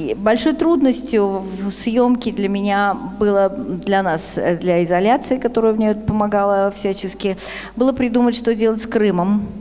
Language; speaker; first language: Russian; native; Russian